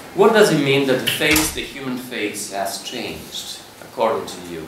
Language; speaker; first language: English; non-native, fluent; Italian